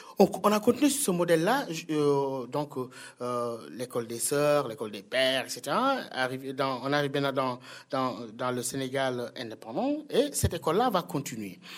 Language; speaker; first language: French; non-native, local second language; Wolof